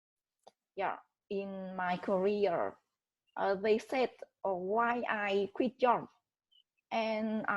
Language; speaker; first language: English; non-native, learner; Vietnamese